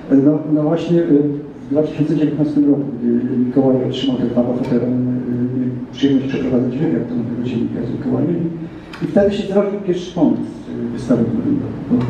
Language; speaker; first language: Polish; native; Polish